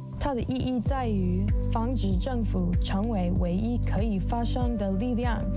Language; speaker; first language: Chinese; non-native, fluent; English